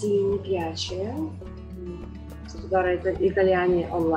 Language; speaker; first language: Italian; non-native, learner; Russian